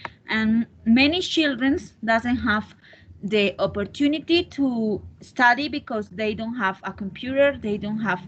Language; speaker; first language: English; non-native, learner; Spanish